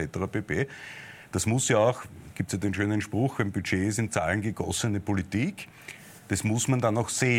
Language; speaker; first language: German; native; German